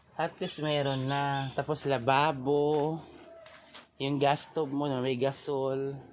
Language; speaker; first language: Filipino; non-native, local second language; Cebuano